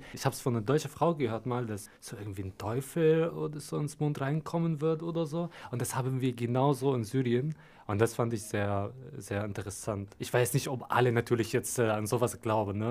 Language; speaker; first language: German; non-native, fluent; Arabic